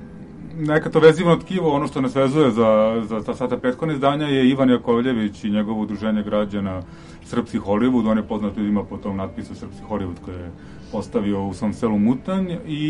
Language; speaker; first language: Serbian; native; Serbian